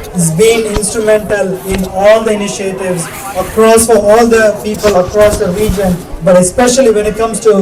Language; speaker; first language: English; non-native, local second language; Tamil